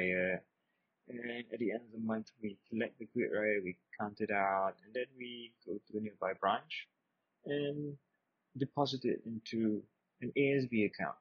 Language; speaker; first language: English; non-native, local second language; Malay